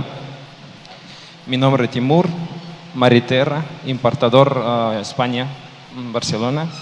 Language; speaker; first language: Spanish; non-native, learner; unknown